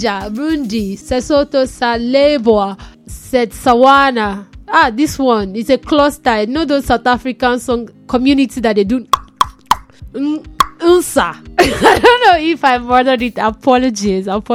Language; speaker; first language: English; non-native, local second language; Yoruba